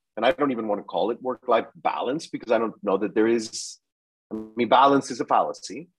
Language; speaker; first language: English; non-native, fluent; Spanish